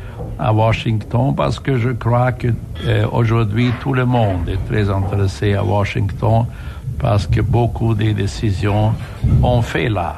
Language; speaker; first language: French; non-native, fluent; German